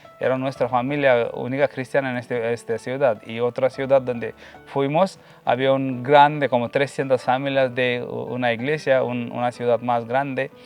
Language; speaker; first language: Spanish; non-native, fluent; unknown